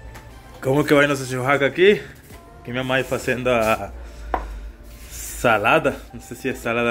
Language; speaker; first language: Portuguese; non-native, fluent; Spanish